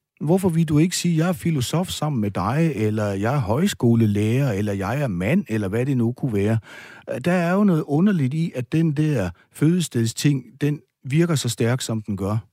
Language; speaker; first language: Danish; native; Danish